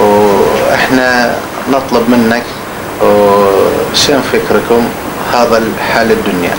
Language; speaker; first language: Arabic; non-native, learner; Turkish